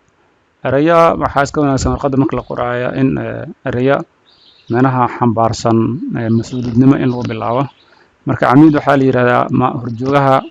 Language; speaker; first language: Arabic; non-native, fluent; Somali